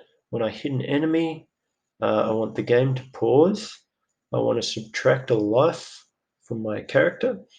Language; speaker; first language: English; native; English